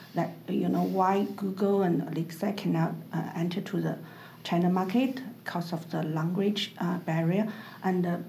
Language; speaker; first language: English; non-native, learner; Chinese